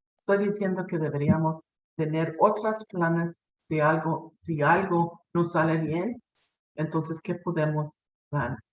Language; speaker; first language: Spanish; non-native, fluent; English